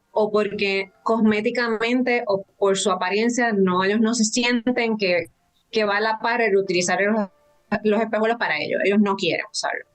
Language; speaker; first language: Spanish; native; Spanish